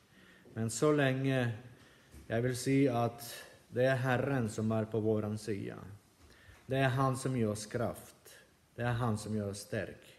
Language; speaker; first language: Swedish; non-native, fluent; Ukrainian